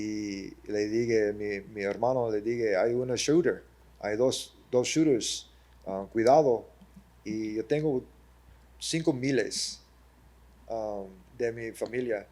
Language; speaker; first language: Spanish; early bilingual, heritage; English